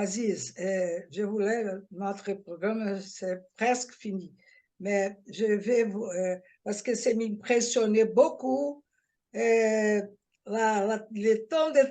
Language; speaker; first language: French; non-native, learner; Portuguese